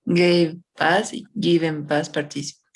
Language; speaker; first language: English; non-native, learner; Spanish